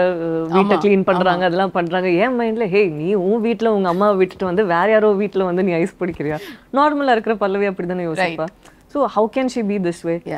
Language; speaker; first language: Tamil; non-native, local second language; Badaga